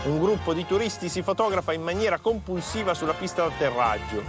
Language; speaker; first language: Italian; native; Italian